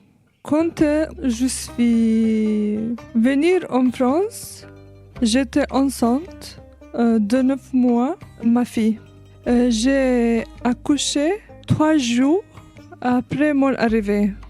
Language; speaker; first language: French; non-native, learner; Albanian